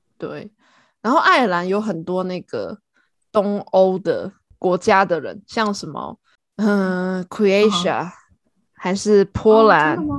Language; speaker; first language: Chinese; native; Chinese